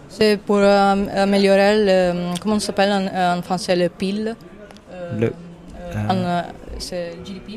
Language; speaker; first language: French; non-native, fluent; Italian